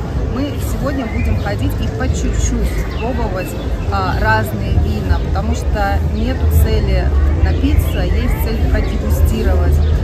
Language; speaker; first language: Russian; native; Russian